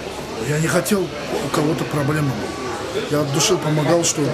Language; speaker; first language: Russian; non-native, learner; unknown